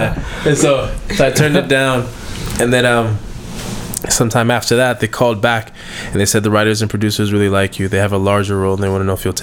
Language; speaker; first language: English; native; English